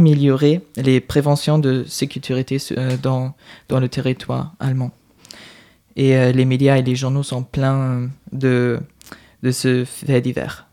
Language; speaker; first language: French; non-native, fluent; German